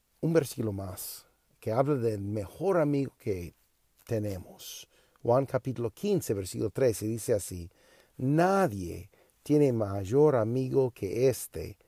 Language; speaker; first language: Spanish; non-native, learner; English